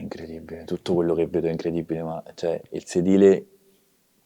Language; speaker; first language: Italian; native; Italian